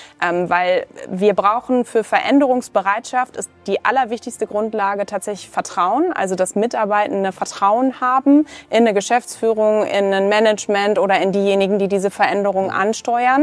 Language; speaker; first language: German; native; German